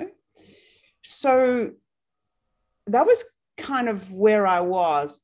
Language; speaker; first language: English; native; English